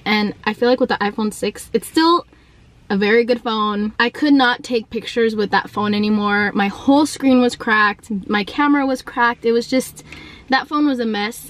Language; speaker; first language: English; early bilingual, other home language; Spanish